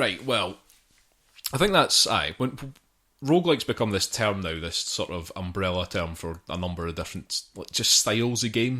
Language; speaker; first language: English; native; English